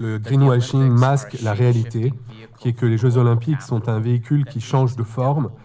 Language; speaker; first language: French; native; French